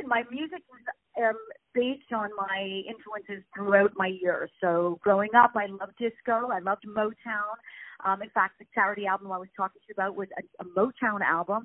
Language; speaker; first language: English; native; English